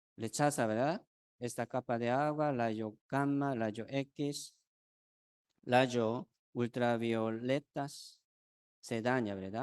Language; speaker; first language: Spanish; non-native, fluent; Korean